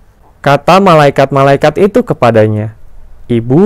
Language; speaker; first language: Indonesian; native; Indonesian